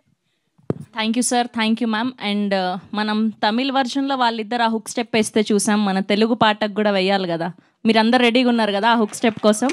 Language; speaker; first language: Telugu; native; Telugu